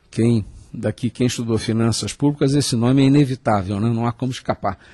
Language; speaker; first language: Portuguese; native; Portuguese